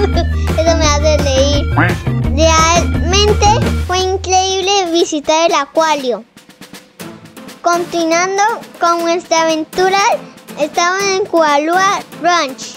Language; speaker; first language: Spanish; early bilingual, heritage; Spanish